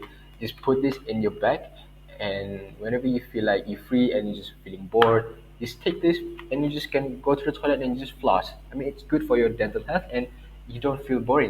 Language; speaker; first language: English; non-native, local second language; Malay